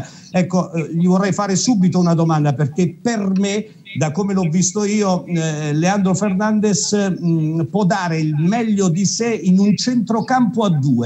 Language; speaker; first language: Italian; native; Italian